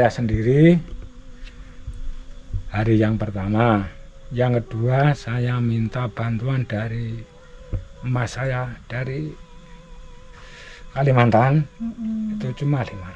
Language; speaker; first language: Indonesian; non-native, local second language; Javanese